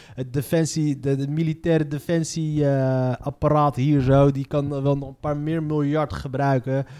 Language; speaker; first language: Dutch; native; Dutch